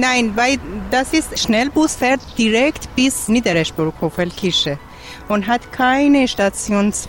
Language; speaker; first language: German; non-native, learner; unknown